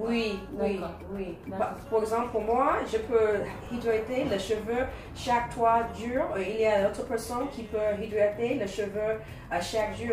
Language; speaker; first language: French; non-native, learner; English